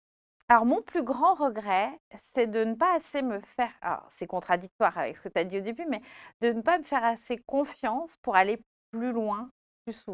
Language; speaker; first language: French; native; French